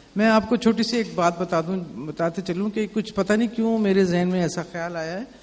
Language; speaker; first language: Urdu; non-native, local second language; Punjabi